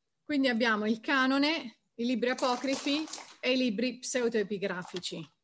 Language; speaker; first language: Italian; native; Italian